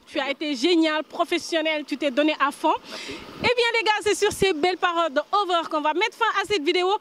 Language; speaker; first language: French; non-native, local second language; Wolof